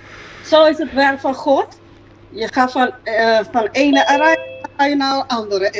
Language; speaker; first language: Dutch; non-native, local second language; Papiamento